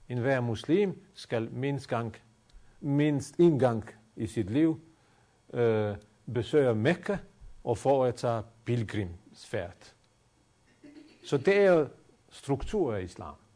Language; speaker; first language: Danish; non-native, fluent; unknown